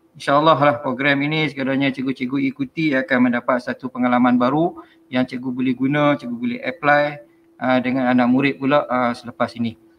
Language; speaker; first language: Malay; native; Malay